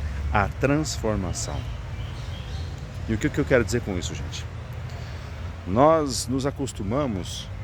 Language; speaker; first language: Portuguese; native; Portuguese